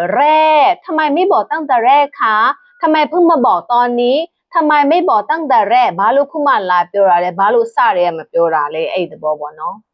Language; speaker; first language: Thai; non-native, fluent; Burmese